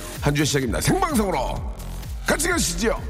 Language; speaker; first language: Korean; native; Korean